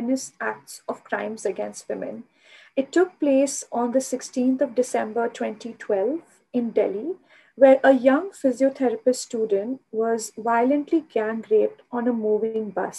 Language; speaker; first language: English; non-native, local second language; Hindi